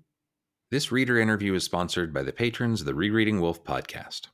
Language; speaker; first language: English; native; English